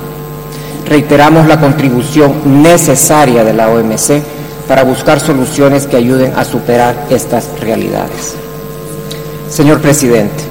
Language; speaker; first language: Spanish; native; Spanish